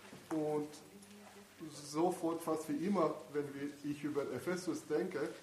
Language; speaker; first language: German; non-native, fluent; Italian